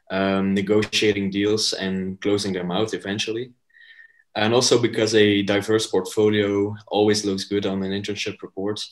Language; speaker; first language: English; non-native, fluent; Dutch